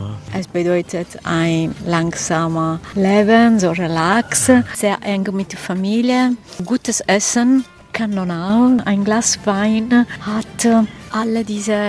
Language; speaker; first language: German; non-native, fluent; Italian